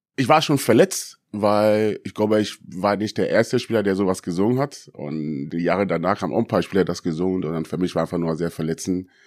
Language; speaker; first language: German; early bilingual, other home language; Akan